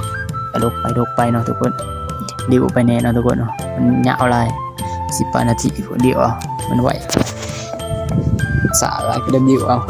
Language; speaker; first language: Thai; non-native, local second language; Northeastern Thai